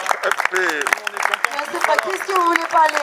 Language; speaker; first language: French; non-native, fluent; Turkish